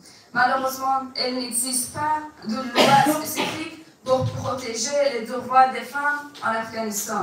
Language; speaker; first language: French; non-native, fluent; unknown